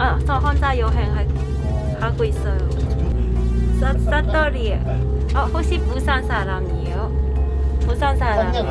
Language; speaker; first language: Korean; non-native, learner; Cantonese